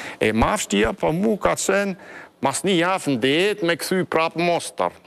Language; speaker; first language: Albanian; non-native, fluent; German